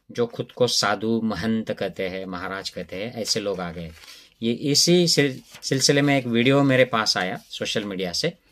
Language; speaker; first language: Hindi; non-native, local second language; Marathi